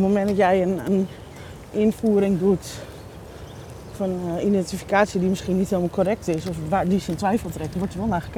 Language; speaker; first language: Dutch; native; Dutch